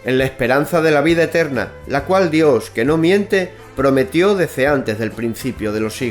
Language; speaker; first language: Spanish; native; Spanish